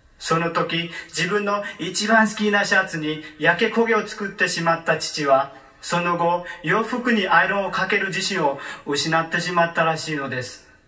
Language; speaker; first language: Japanese; non-native, learner; Marathi